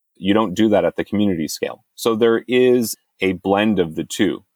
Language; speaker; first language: English; native; English